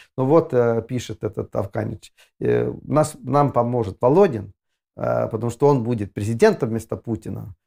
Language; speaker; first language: Russian; non-native, fluent; Estonian